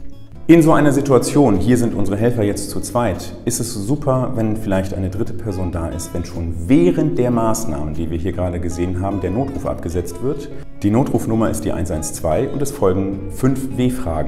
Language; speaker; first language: German; native; German